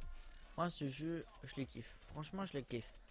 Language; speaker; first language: French; native; French